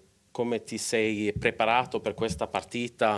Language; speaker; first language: Italian; non-native, local second language; Swedish